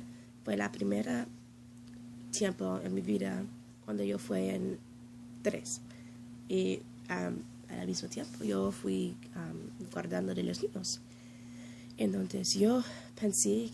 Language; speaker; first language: Spanish; non-native, learner; English